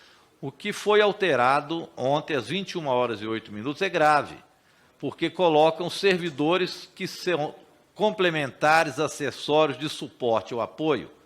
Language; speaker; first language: Portuguese; native; Portuguese